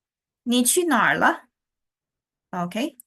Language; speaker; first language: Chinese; non-native, fluent; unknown